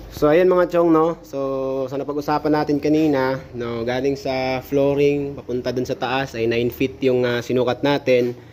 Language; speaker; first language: Filipino; non-native, local second language; Cebuano